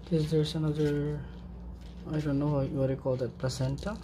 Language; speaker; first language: English; non-native, local second language; Filipino